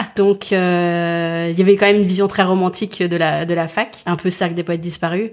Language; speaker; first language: French; early bilingual, other home language; English